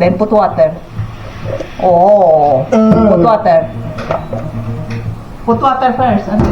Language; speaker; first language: English; non-native, local second language; Filipino